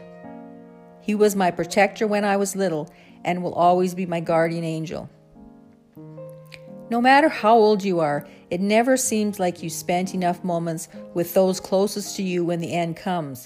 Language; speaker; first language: English; native; English